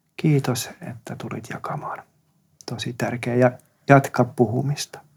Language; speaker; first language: Finnish; non-native, local second language; Swedish